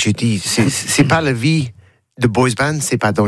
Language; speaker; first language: French; non-native, learner; English